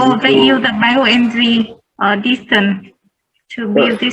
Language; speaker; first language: English; non-native, learner; Vietnamese